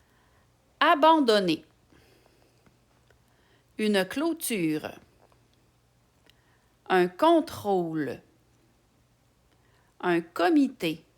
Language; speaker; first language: French; native; French